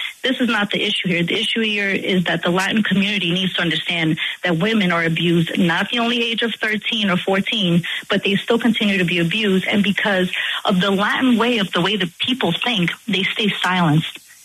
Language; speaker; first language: English; non-native, fluent; Portuguese